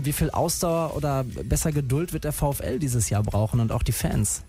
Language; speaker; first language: German; native; German